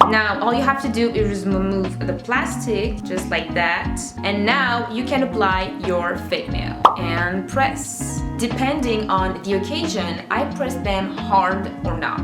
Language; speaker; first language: English; non-native, fluent; French